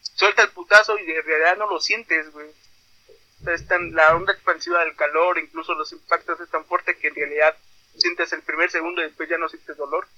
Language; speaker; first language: Spanish; native; Spanish